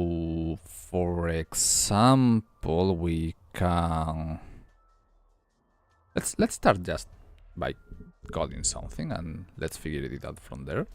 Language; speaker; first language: English; non-native, fluent; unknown